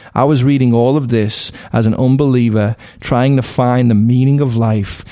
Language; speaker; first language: English; native; English